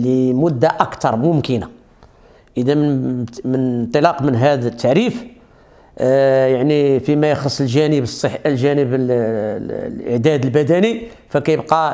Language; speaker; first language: Arabic; native; Arabic